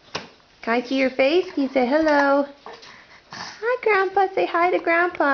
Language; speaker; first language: English; native; English